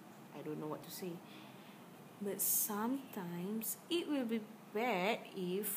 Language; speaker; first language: English; non-native, learner; Malay